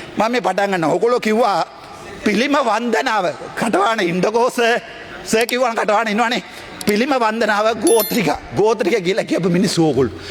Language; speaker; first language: Sinhala; non-native, local second language; Tamil